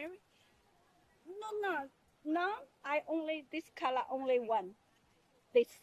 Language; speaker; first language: English; non-native, learner; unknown